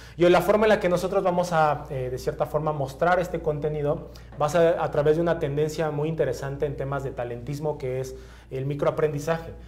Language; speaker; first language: Spanish; native; Spanish